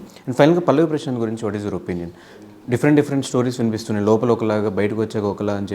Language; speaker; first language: Telugu; native; Telugu